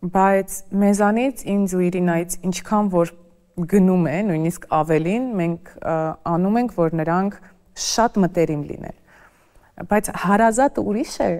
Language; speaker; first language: Armenian; native; Armenian